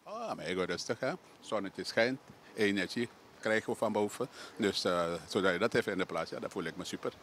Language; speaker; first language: Dutch; native; Dutch